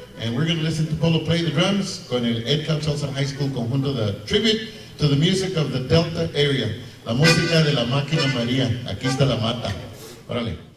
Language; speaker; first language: English; early bilingual, other home language; Spanish